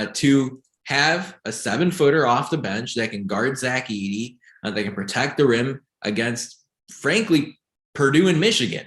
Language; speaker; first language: English; native; English